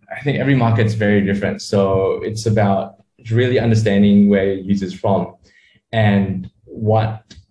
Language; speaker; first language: English; native; English